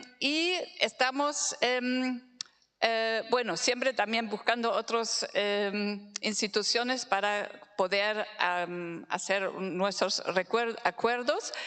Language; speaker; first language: Spanish; non-native, fluent; German